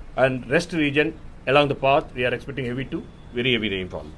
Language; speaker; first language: English; non-native, local second language; Tamil